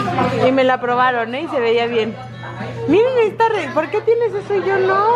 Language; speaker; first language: Spanish; native; Spanish